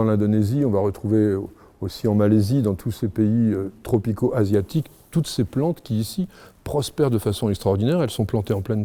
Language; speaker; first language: French; native; French